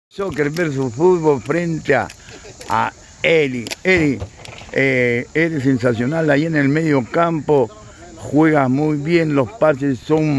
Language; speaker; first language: Spanish; native; Spanish